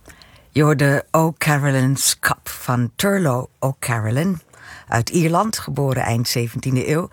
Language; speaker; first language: Dutch; native; Dutch